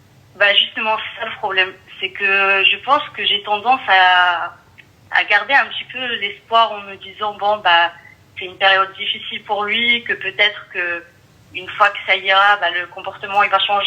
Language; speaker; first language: French; early bilingual, other home language; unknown